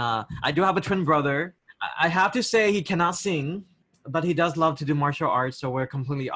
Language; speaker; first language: English; native; English